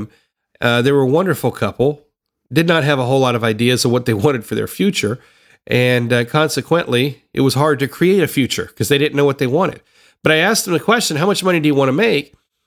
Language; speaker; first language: English; native; English